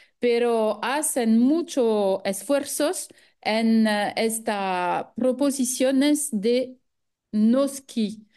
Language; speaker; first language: Spanish; non-native, fluent; French